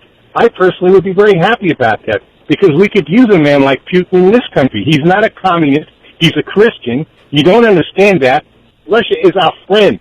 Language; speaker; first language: English; native; English